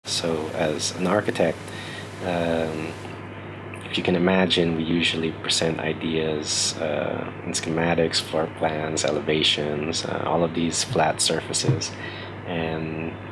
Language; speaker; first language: English; native; English